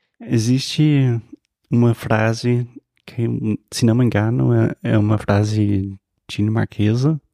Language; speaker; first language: Portuguese; non-native, fluent; English